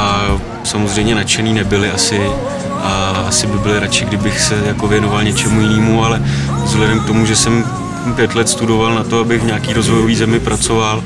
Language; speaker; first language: Czech; native; Czech